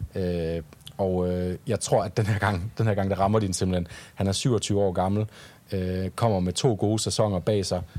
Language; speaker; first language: Danish; native; Danish